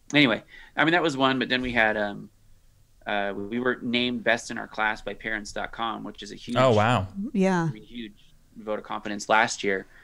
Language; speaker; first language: English; native; English